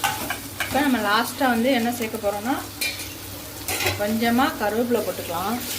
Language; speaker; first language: Tamil; native; Tamil